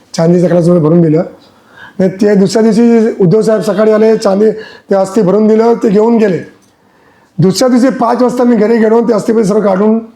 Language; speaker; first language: Marathi; non-native, local second language; Gujarati